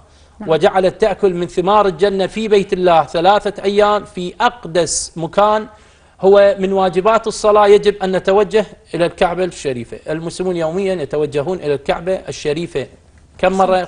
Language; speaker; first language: Arabic; native; Arabic